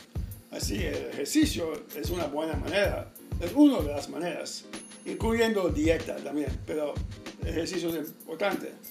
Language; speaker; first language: Spanish; non-native, fluent; English